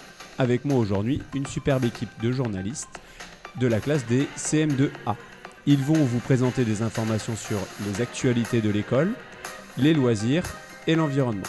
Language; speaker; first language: French; native; French